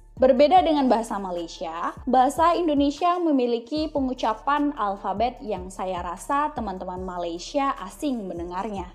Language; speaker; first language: Indonesian; native; Indonesian